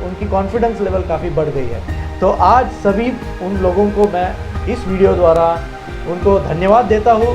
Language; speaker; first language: Hindi; native; Hindi